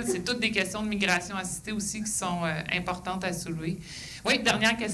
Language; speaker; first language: French; native; French